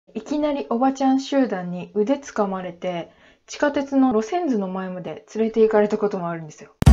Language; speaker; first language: Japanese; native; Japanese